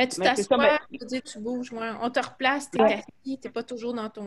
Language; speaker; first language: French; native; French